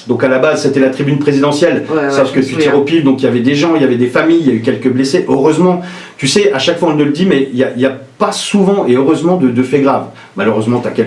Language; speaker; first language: French; native; French